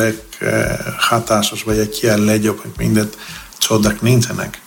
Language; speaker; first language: Hungarian; non-native, learner; Greek